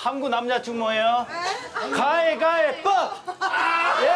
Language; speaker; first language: Korean; non-native, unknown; Chinese